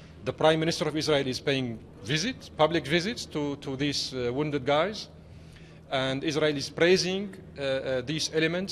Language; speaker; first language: English; non-native, fluent; Arabic